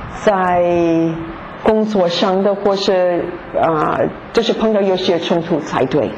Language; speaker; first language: Chinese; non-native, fluent; English